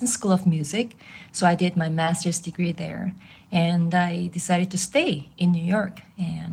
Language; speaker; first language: English; non-native, fluent; Korean